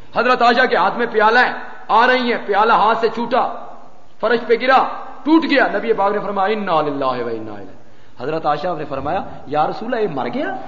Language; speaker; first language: Urdu; non-native, local second language; Punjabi